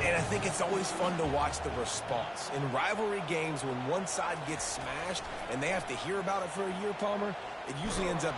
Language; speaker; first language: English; native; English